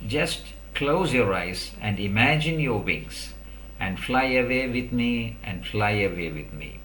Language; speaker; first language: English; non-native, local second language; Malayalam